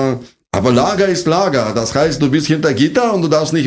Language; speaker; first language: German; non-native, fluent; Russian